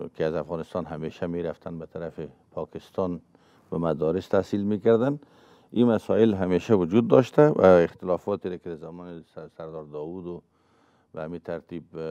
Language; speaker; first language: Persian; native; Persian